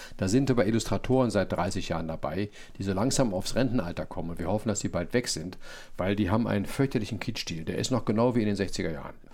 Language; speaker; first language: German; native; German